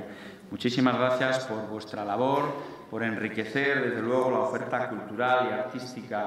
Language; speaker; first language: Spanish; native; Spanish